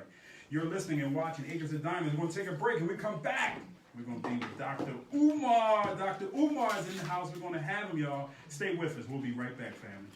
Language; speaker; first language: English; native; English